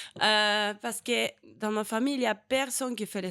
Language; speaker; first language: French; non-native, learner; Spanish